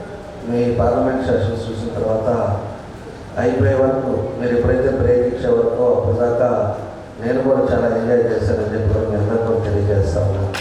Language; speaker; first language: Telugu; native; Telugu